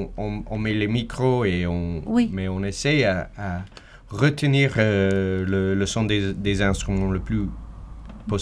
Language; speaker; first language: French; non-native, learner; English